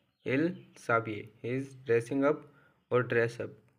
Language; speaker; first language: English; non-native, local second language; Hindi